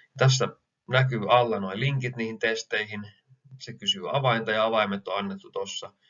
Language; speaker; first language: Finnish; native; Finnish